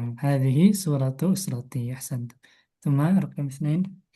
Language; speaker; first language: Arabic; non-native, fluent; Indonesian